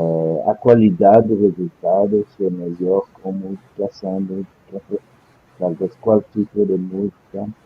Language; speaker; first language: Portuguese; non-native, fluent; French